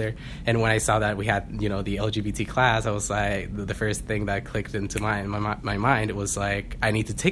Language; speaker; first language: English; non-native, fluent; Spanish